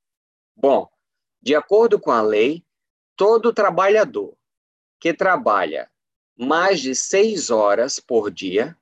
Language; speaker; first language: Portuguese; native; Portuguese